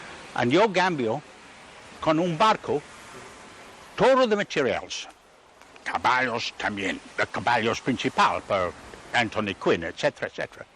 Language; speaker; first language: Spanish; non-native, learner; English